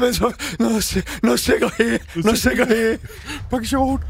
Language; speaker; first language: Danish; native; Danish